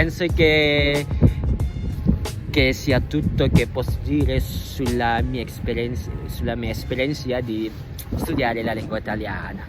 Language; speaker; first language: Italian; non-native, learner; Indonesian